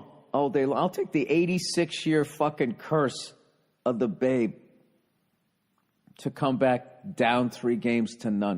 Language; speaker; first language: English; native; English